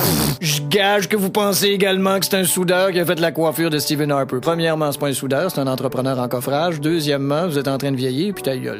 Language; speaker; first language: French; native; French